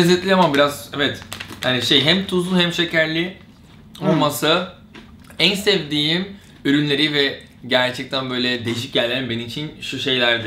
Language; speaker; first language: Turkish; non-native, fluent; Portuguese